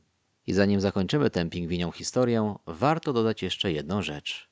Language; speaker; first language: Polish; native; Polish